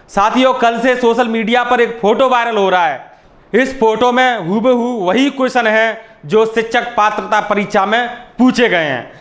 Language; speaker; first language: Hindi; native; Hindi